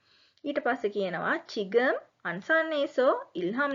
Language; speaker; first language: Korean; non-native, fluent; Sinhala